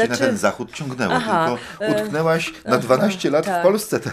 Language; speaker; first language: Polish; native; Polish